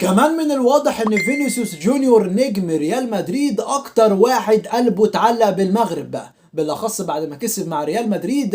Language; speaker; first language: Arabic; native; Arabic